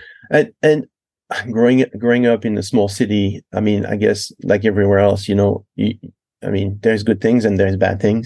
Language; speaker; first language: English; non-native, fluent; French